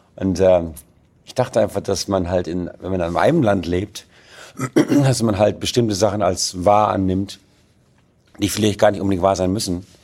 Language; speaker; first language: German; native; German